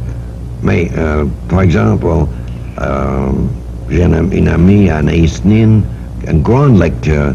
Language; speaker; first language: French; non-native, learner; English